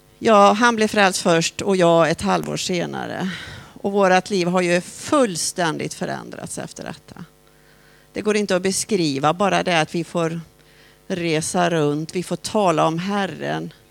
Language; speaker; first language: Swedish; native; Swedish